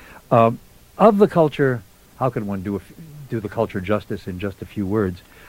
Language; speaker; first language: English; native; English